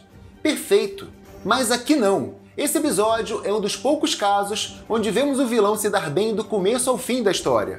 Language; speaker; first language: Portuguese; native; Portuguese